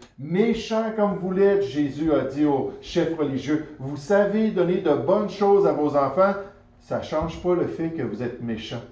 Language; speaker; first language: French; native; French